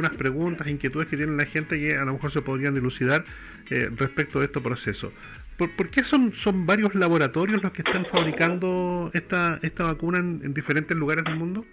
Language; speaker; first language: Spanish; native; Spanish